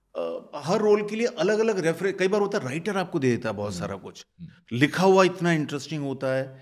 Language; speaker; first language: Hindi; native; Hindi